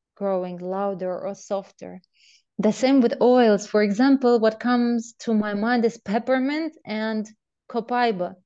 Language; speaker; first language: English; non-native, fluent; Russian